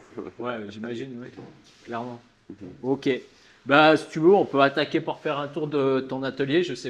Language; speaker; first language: French; native; French